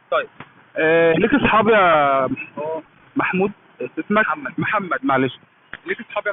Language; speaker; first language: Arabic; native; Arabic